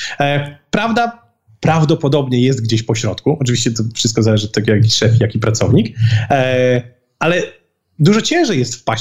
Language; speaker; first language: Polish; native; Polish